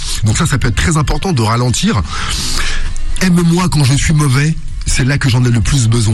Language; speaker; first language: French; native; French